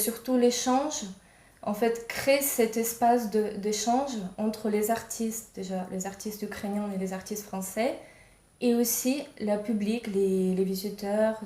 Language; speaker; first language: French; non-native, fluent; Ukrainian